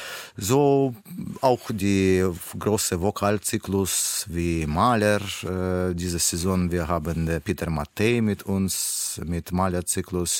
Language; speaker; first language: German; non-native, learner; Russian